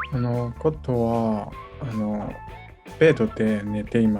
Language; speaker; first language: Japanese; non-native, learner; Chinese